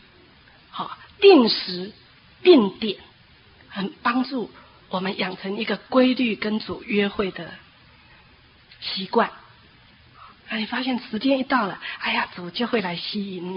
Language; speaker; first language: Chinese; native; Chinese